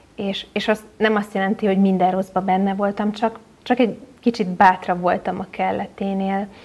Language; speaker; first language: Hungarian; native; Hungarian